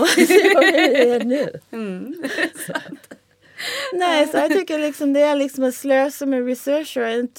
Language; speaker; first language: Swedish; non-native, fluent; English